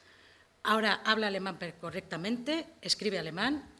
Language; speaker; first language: Spanish; native; Spanish